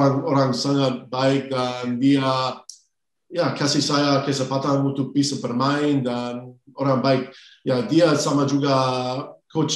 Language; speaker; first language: Indonesian; non-native, fluent; English